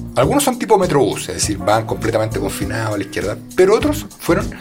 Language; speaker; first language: Spanish; native; Spanish